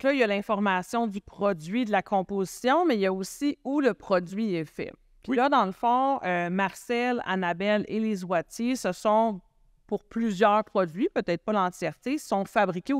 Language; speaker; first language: French; native; French